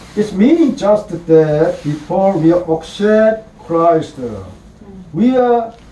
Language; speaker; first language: English; non-native, learner; Korean